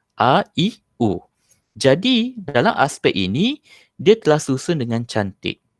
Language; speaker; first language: Malay; native; Malay